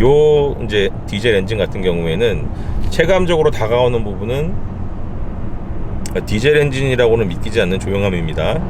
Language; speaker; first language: Korean; native; Korean